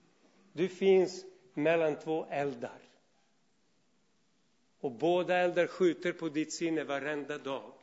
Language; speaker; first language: Swedish; non-native, fluent; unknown